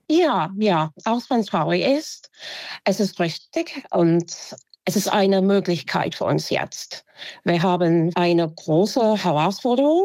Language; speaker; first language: German; non-native, fluent; English